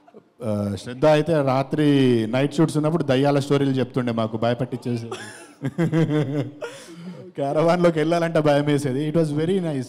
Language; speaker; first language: Telugu; native; Telugu